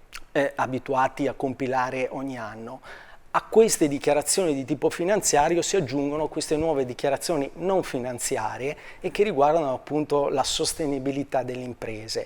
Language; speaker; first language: Italian; native; Italian